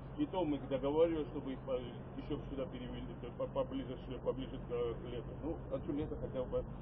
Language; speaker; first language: Russian; non-native, local second language; Georgian